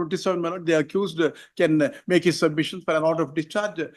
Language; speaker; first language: English; non-native, local second language; Kannada